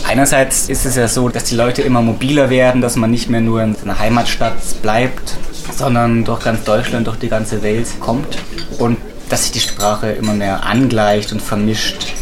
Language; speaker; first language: German; native; German